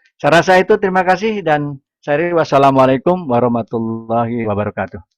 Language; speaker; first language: Indonesian; non-native, local second language; Sundanese